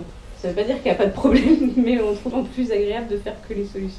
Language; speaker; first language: French; native; French